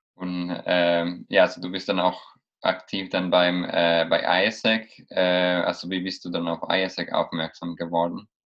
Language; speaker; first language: German; non-native, fluent; Spanish